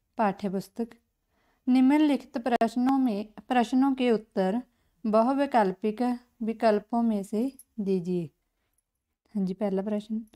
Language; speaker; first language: Hindi; non-native, local second language; Punjabi